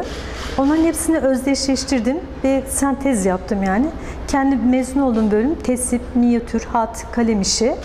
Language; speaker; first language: Turkish; native; Turkish